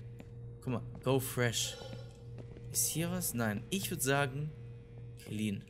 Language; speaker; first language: German; native; German